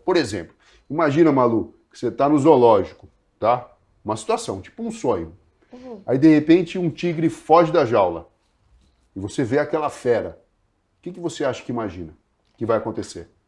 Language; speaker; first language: Portuguese; native; Portuguese